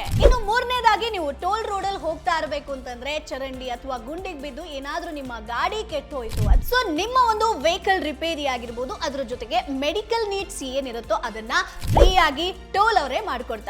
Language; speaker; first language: Kannada; native; Kannada